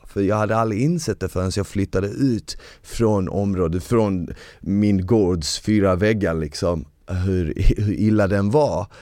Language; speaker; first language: Swedish; early bilingual, other home language; Bosnian